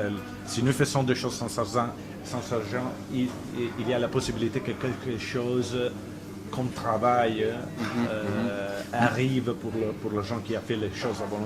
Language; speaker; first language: French; non-native, fluent; Italian